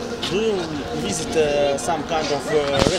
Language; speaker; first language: English; non-native, learner; Russian